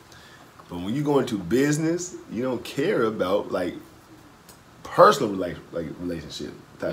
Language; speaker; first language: English; native; English